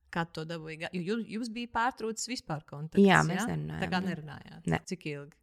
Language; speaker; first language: Latvian; native; Latvian